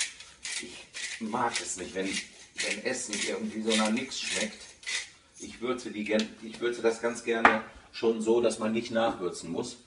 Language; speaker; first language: German; early bilingual, other home language; Italian